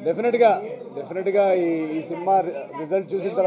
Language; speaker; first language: Telugu; native; Telugu